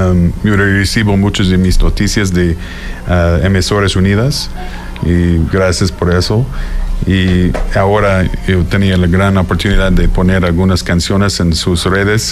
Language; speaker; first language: Spanish; non-native, fluent; English